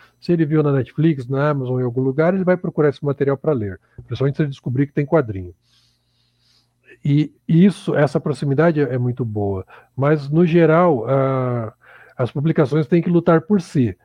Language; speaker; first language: Portuguese; native; Portuguese